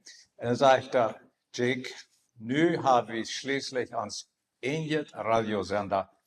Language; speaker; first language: German; non-native, learner; Plautdietsch